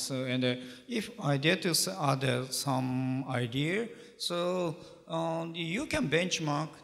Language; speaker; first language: English; non-native, learner; Japanese